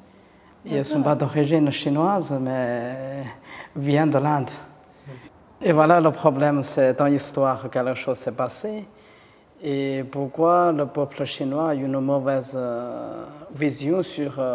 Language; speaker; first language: French; non-native, fluent; Chinese